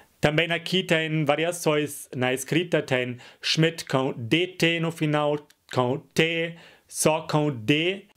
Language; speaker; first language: Portuguese; non-native, fluent; German